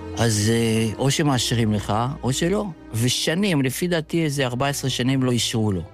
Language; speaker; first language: Hebrew; early bilingual, other home language; Yiddish